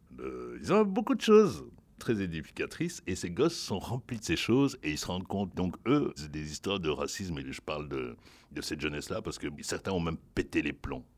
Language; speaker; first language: French; non-native, local second language; Lingala